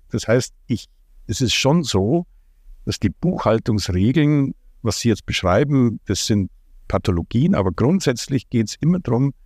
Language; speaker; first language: German; non-native, fluent; Ukrainian